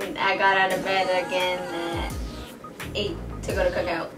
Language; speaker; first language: English; early bilingual, other home language; Spanish